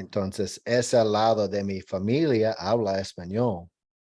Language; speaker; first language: Spanish; non-native, learner; English